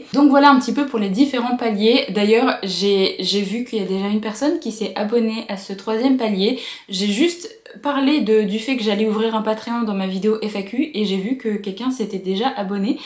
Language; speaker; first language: French; native; French